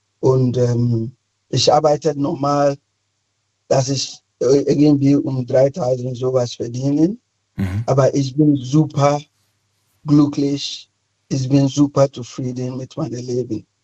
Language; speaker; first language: German; non-native, fluent; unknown